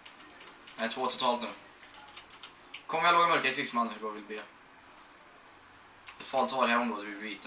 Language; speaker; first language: Swedish; native; Swedish